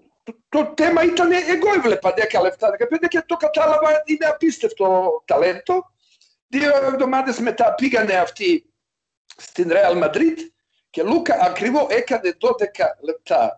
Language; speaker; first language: Greek; non-native, learner; Serbian